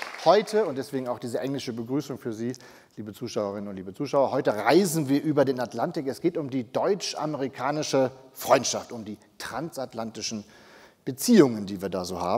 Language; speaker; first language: German; native; German